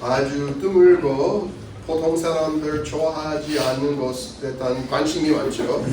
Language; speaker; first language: Korean; non-native, fluent; English